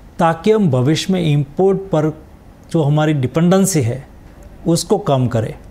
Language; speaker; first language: Hindi; non-native, local second language; Gujarati